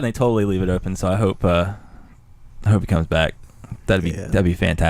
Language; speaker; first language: English; native; English